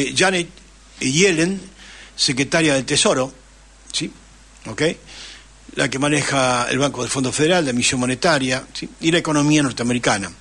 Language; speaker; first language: Spanish; native; Spanish